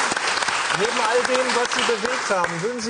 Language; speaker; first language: German; native; German